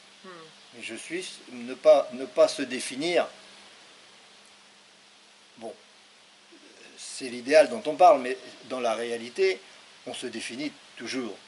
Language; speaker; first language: French; native; French